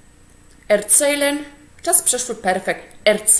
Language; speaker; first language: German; non-native, fluent; Polish